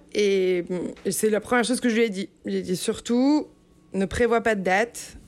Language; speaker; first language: French; native; French